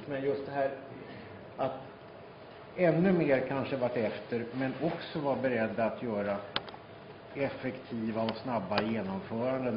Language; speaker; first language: Swedish; native; Swedish